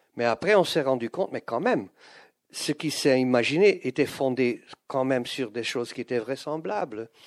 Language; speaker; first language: French; non-native, fluent; Dutch